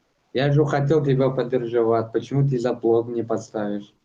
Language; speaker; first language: Russian; non-native, local second language; Tajik